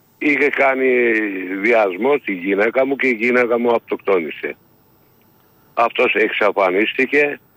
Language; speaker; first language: Greek; non-native, fluent; Turkish